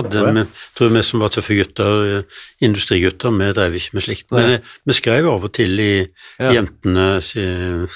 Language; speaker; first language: Norwegian; native; Norwegian